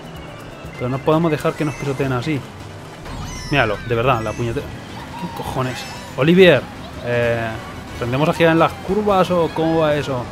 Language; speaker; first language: Spanish; native; Spanish